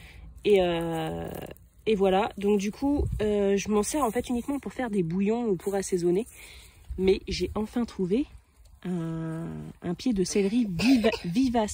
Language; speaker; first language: French; native; French